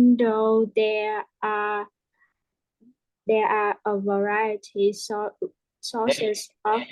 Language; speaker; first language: English; non-native, learner; Vietnamese